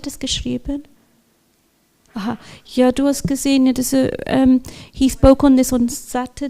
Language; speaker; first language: German; non-native, learner; English